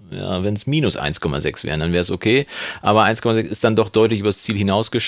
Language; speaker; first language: German; native; German